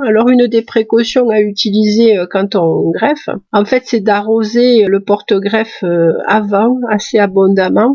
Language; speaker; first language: French; native; French